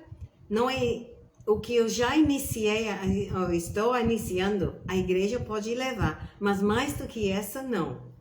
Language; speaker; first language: Portuguese; non-native, fluent; English